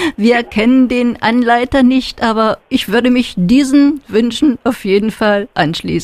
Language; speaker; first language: German; native; German